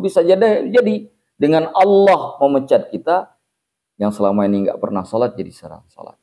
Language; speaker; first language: Indonesian; native; Indonesian